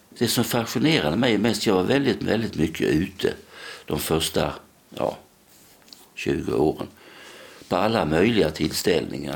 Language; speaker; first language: Swedish; native; Swedish